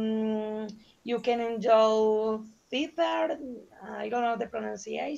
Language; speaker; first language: English; non-native, learner; Spanish